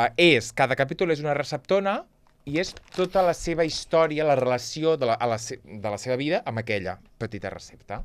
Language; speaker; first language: Catalan; native; Catalan